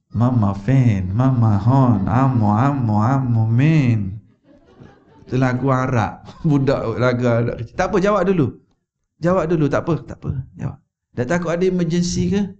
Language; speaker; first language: Malay; native; Malay